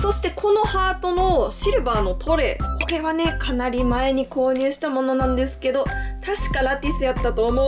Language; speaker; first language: Japanese; native; Japanese